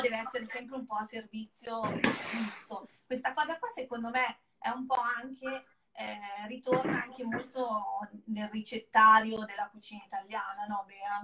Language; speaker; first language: Italian; native; Italian